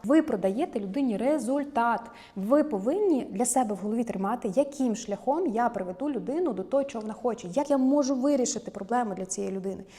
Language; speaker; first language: Ukrainian; native; Ukrainian